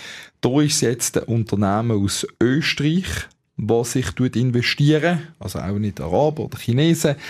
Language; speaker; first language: German; native; German